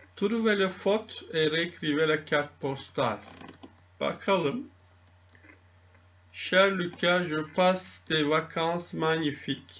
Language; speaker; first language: French; non-native, fluent; Turkish